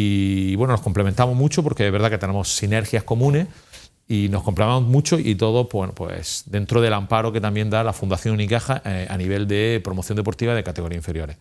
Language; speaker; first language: Spanish; native; Spanish